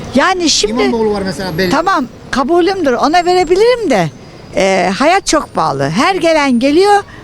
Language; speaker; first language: Turkish; native; Turkish